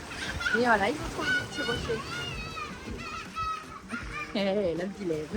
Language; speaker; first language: French; native; French